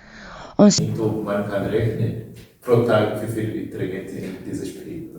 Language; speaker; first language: German; non-native, learner; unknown